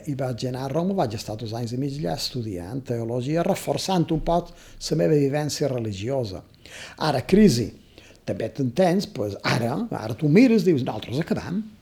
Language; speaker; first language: Catalan; native; Catalan